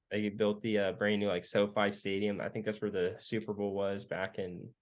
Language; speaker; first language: English; native; English